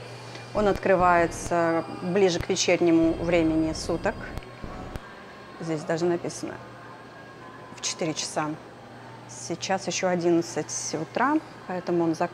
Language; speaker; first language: Russian; native; Russian